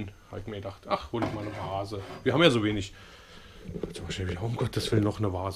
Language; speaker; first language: German; native; German